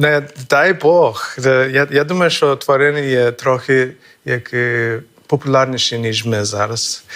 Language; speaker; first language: Ukrainian; non-native, fluent; English